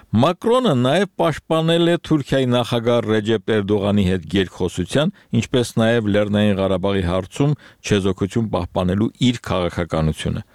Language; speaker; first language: Armenian; native; Armenian